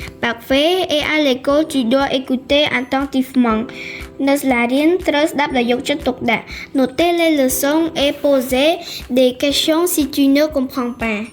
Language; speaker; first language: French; non-native, learner; Khmer